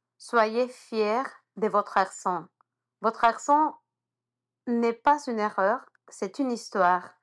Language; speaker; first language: French; non-native, fluent; Spanish